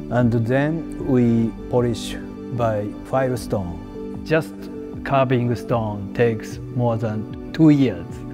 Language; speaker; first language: English; non-native, learner; Japanese